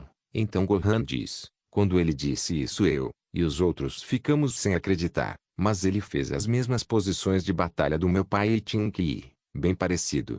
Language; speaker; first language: Portuguese; native; Portuguese